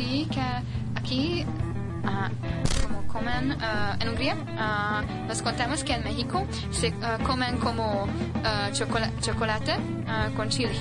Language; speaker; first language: Spanish; non-native, fluent; Hungarian